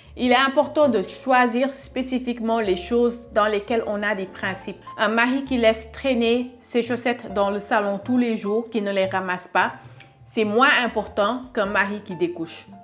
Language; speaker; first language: French; non-native, local second language; Wolof